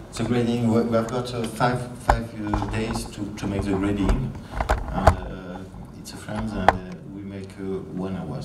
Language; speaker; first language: English; non-native, learner; French